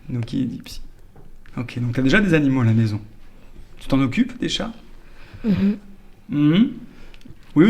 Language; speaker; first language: French; native; French